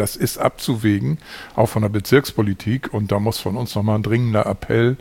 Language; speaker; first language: German; native; German